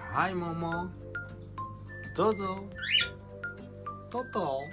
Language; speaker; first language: Japanese; native; Japanese